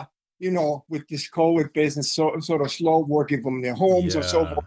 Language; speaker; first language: English; non-native, fluent; Finnish